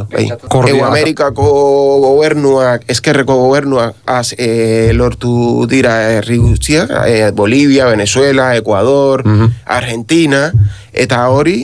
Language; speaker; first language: Basque; non-native, learner; Spanish